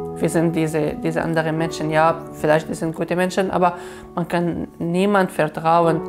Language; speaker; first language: German; non-native, fluent; Arabic